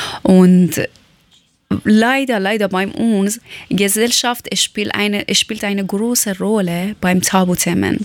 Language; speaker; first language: German; non-native, learner; Persian